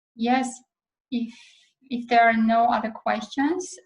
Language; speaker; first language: English; non-native, fluent; Armenian